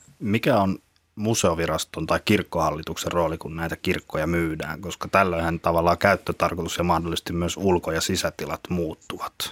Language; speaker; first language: Finnish; native; Finnish